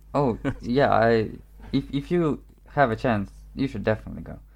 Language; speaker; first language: English; non-native, fluent; Ukrainian